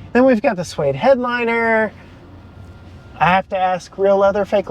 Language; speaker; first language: English; native; English